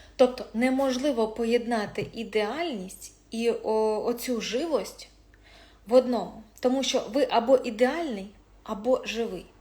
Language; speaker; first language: Ukrainian; non-native, local second language; Russian